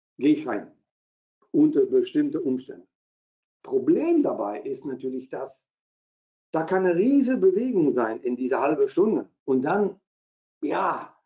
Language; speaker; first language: German; non-native, local second language; Dutch